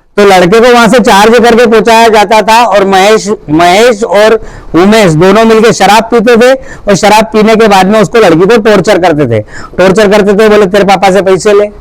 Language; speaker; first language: Hindi; native; Hindi